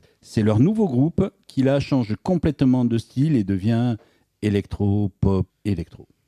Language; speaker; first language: French; native; French